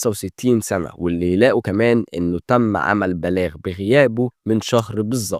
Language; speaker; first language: Arabic; native; Arabic